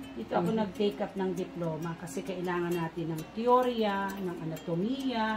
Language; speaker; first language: Filipino; native; Filipino